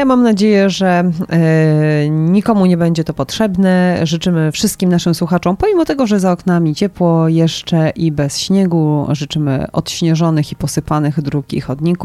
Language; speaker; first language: Polish; native; Polish